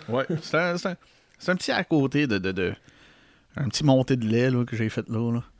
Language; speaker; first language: French; native; French